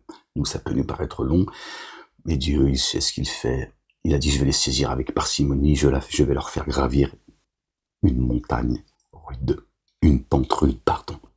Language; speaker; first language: French; native; French